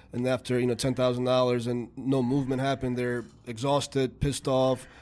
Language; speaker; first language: English; early bilingual, other home language; Slovak